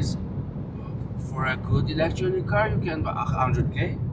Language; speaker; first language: English; non-native, fluent; Chinese